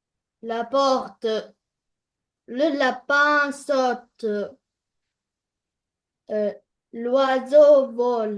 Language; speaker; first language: French; non-native, learner; Arabic